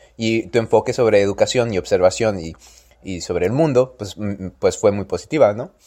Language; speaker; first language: Spanish; early bilingual, heritage; Spanish